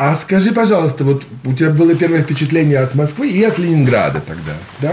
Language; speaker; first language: Russian; native; Russian